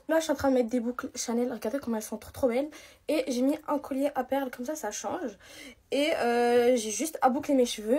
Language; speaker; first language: French; native; French